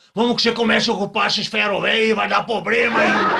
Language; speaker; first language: Portuguese; native; Portuguese